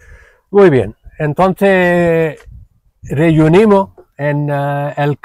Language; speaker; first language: Spanish; non-native, fluent; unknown